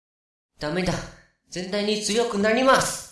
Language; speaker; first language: Japanese; non-native, learner; Chinese